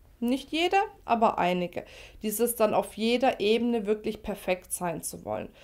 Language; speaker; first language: German; native; German